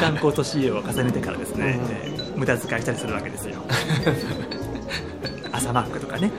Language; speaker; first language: Japanese; native; Japanese